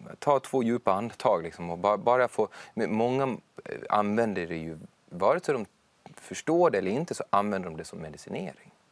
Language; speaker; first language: Swedish; native; Swedish